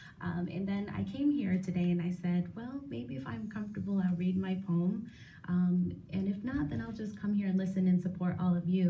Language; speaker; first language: English; native; English